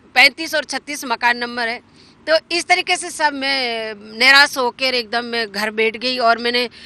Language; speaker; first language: Hindi; native; Hindi